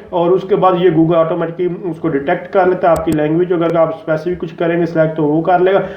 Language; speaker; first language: Urdu; non-native, local second language; Punjabi